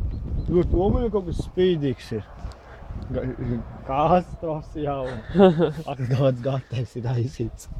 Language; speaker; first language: Latvian; native; Latvian